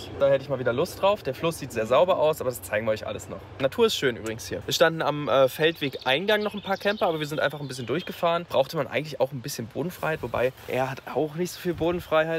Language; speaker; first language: German; native; German